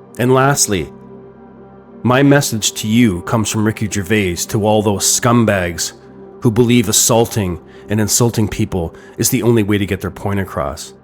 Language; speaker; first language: English; native; English